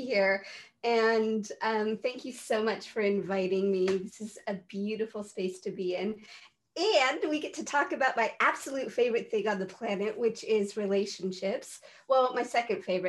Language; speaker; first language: English; native; English